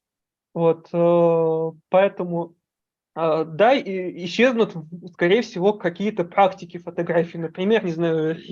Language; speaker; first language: Russian; native; Russian